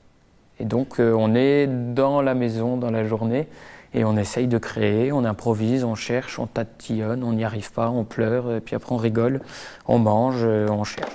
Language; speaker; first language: French; native; French